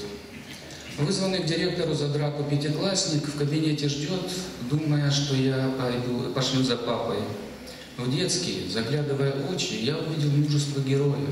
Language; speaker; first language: Russian; native; Russian